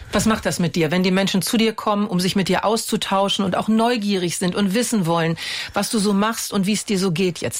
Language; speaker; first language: German; native; German